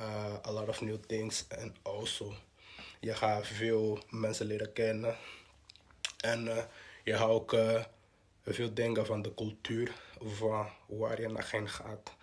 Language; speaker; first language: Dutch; non-native, local second language; Portuguese